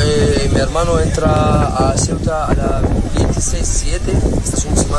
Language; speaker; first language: Spanish; non-native, learner; Arabic